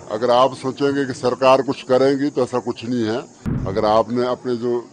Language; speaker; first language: Hindi; native; Hindi